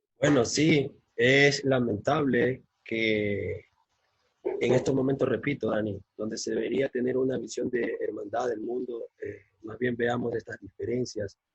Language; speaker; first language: Spanish; native; Spanish